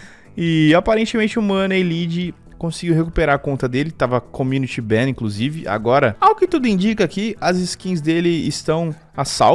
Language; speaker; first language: Portuguese; native; Portuguese